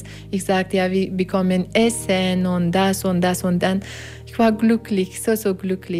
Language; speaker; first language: German; non-native, learner; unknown